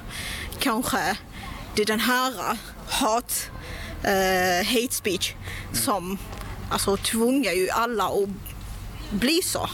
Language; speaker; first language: Swedish; non-native, fluent; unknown